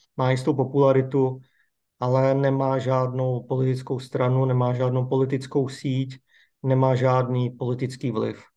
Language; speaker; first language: Czech; native; Czech